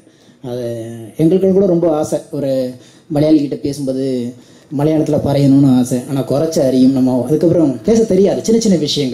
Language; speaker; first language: Tamil; native; Tamil